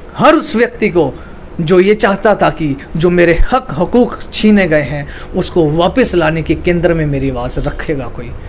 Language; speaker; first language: Hindi; native; Hindi